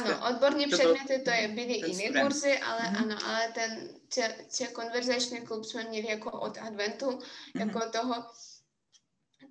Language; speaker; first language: Czech; non-native, fluent; Russian